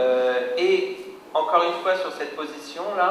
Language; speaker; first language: French; native; French